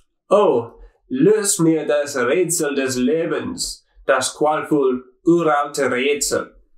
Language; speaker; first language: German; non-native, learner; English